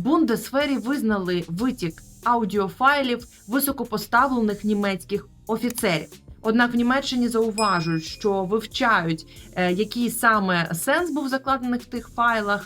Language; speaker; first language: Ukrainian; native; Ukrainian